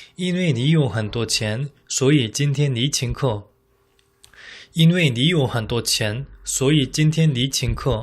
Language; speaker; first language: Chinese; non-native, fluent; Korean